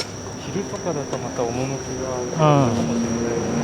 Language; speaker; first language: Japanese; native; Japanese